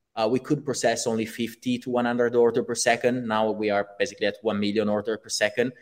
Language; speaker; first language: English; non-native, fluent; Italian